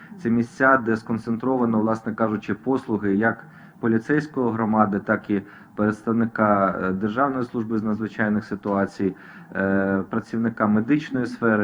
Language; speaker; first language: Ukrainian; native; Ukrainian